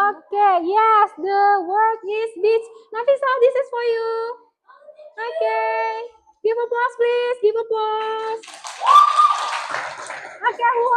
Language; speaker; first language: English; non-native, fluent; Indonesian